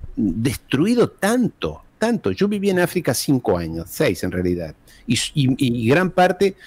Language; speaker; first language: Spanish; early bilingual, heritage; Spanish